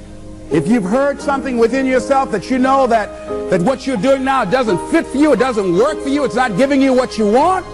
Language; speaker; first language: English; native; English